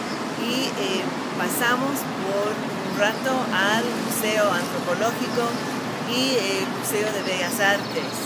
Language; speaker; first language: Spanish; non-native, fluent; English